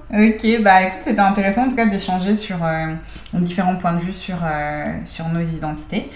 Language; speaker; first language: French; native; French